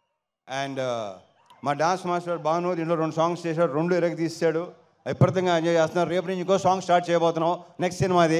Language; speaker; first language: Telugu; native; Telugu